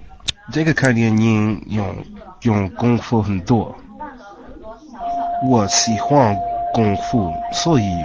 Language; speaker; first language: Chinese; non-native, learner; English